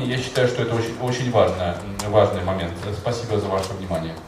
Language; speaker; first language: Russian; native; Russian